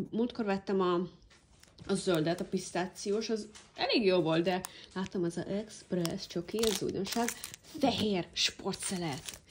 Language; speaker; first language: Hungarian; early bilingual, heritage; Hungarian